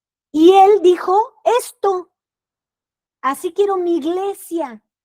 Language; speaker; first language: Spanish; native; Spanish